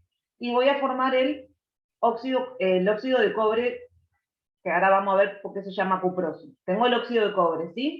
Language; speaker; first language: Spanish; native; Spanish